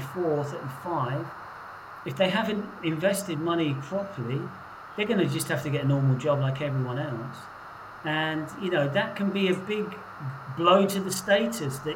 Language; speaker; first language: English; native; English